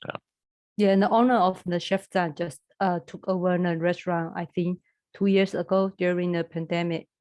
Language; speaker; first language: English; non-native, learner; Chinese